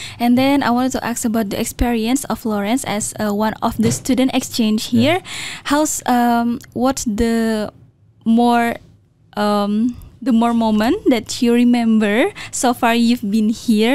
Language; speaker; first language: English; non-native, learner; Indonesian